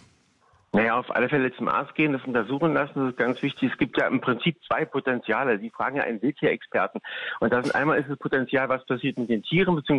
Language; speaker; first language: German; native; German